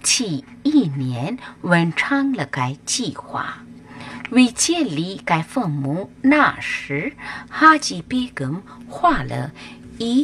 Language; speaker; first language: Chinese; non-native, learner; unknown